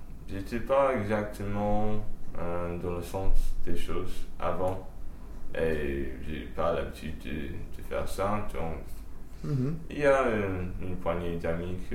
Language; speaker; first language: French; early bilingual, heritage; French